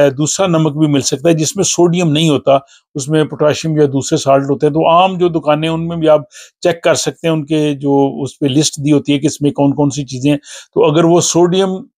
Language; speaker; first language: Urdu; non-native, local second language; Punjabi